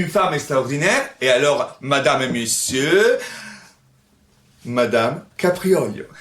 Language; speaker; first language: French; non-native, fluent; Italian